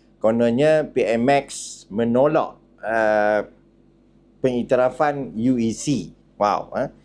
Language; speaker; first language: Malay; native; Malay